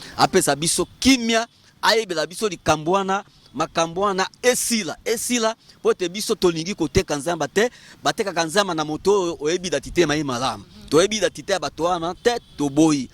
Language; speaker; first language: Lingala; native; Lingala